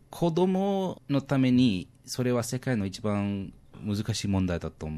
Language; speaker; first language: Japanese; non-native, learner; English